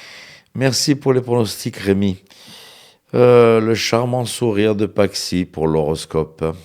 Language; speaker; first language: French; native; French